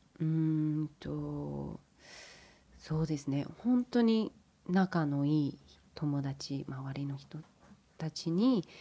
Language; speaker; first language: Japanese; early bilingual, heritage; English